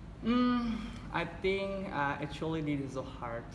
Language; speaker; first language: English; non-native, learner; Indonesian